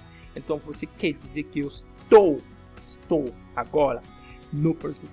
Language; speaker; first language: Portuguese; non-native, fluent; French